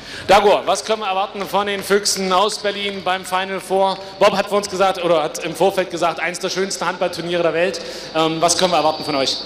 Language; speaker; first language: German; native; German